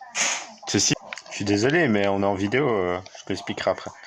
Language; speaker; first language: French; native; French